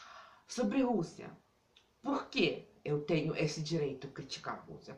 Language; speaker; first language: Portuguese; non-native, fluent; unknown